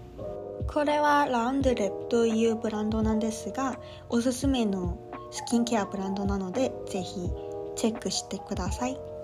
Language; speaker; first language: Japanese; non-native, fluent; Korean